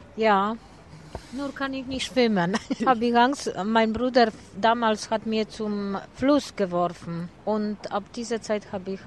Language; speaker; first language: German; non-native, learner; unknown